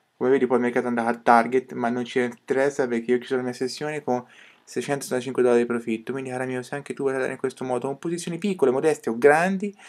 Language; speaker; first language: Italian; native; Italian